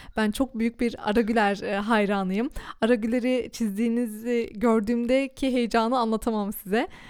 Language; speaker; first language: Turkish; early bilingual, heritage; Turkish